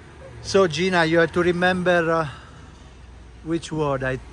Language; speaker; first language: English; non-native, fluent; Italian